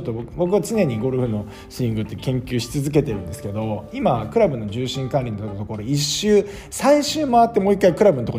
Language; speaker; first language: Japanese; native; Japanese